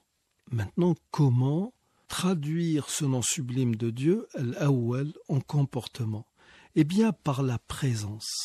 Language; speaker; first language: French; non-native, local second language; Arabic